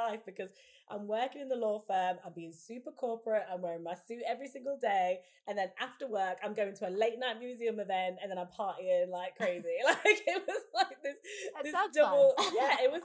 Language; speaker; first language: English; native; English